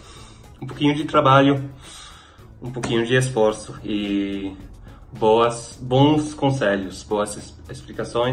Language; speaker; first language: Portuguese; non-native, fluent; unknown